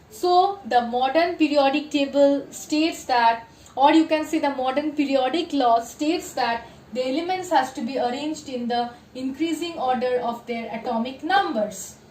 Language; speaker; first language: English; non-native, local second language; Bangla